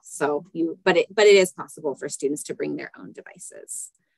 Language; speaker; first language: English; native; English